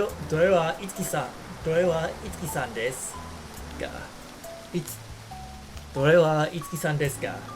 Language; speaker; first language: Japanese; non-native, learner; English